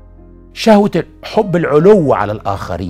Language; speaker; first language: Arabic; native; Arabic